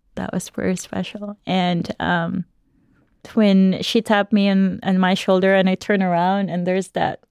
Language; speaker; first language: English; non-native, local second language; Cebuano